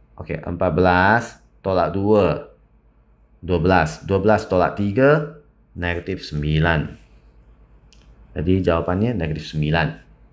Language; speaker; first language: Malay; non-native, local second language; Chinese